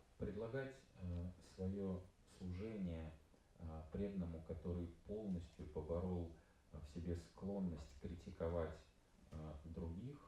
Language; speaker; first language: Russian; native; Russian